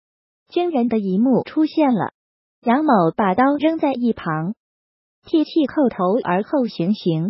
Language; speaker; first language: Chinese; native; Chinese